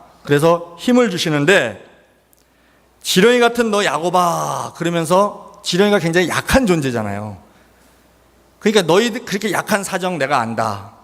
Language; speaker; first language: Korean; native; Korean